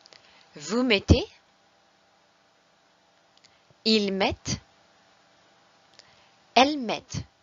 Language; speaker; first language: French; non-native, fluent; English